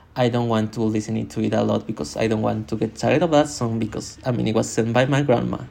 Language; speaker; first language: English; non-native, fluent; Spanish